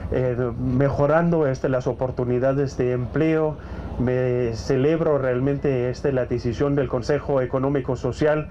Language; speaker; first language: Spanish; non-native, fluent; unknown